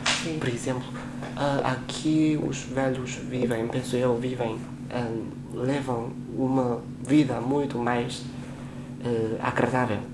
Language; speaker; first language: Portuguese; non-native, fluent; Chinese